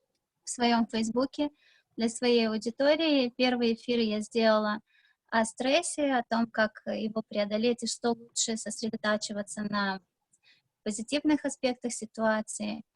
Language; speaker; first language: Russian; native; Russian